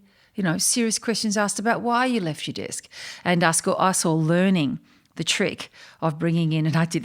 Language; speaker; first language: English; native; English